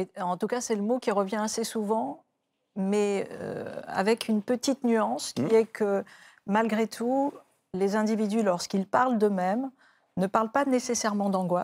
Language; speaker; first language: French; native; French